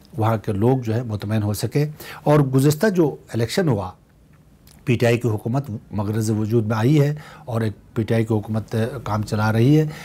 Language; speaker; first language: Urdu; non-native, local second language; Shina